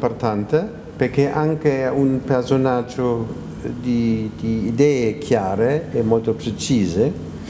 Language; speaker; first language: Italian; non-native, fluent; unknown